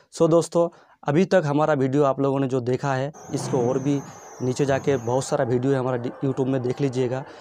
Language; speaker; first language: Hindi; non-native, local second language; Bangla